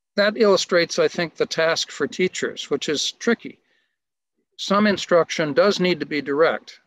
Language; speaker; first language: English; native; English